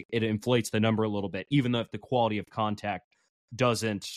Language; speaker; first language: English; native; English